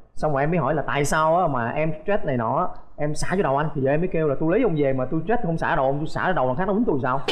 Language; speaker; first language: Vietnamese; native; Vietnamese